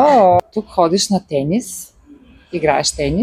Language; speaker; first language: Bulgarian; native; Bulgarian